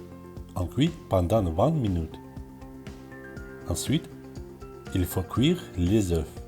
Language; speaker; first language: French; non-native, learner; Russian